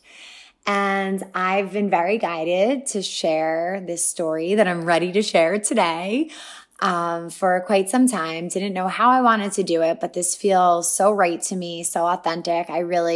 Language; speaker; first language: English; native; English